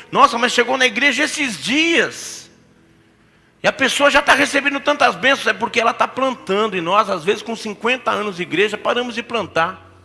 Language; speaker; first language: Portuguese; native; Portuguese